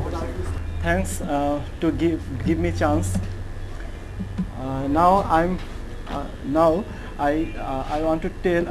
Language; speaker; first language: English; non-native, learner; Bangla